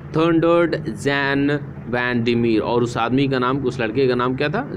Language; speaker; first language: Hindi; native; Hindi